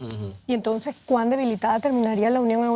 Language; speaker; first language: Spanish; native; Spanish